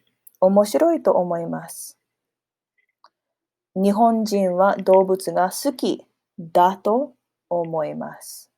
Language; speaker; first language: Japanese; non-native, fluent; English